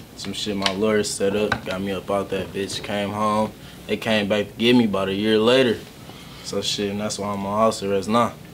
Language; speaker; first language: English; native; English